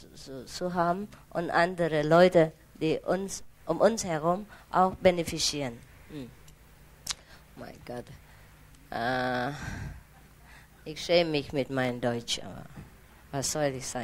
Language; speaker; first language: German; non-native, learner; Vietnamese